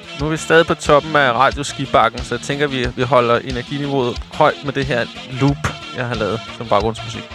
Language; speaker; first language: Danish; native; Danish